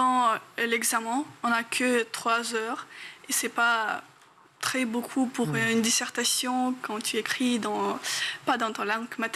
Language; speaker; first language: French; non-native, fluent; Ukrainian